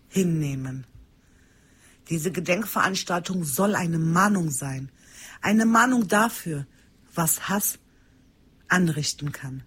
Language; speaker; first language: German; early bilingual, other home language; Turkish